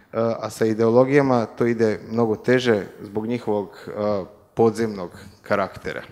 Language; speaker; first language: Croatian; native; Croatian